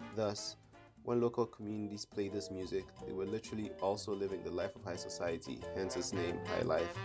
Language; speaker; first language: English; non-native, local second language; Akan